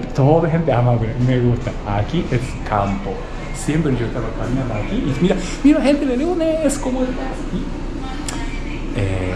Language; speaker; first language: Spanish; non-native, learner; Japanese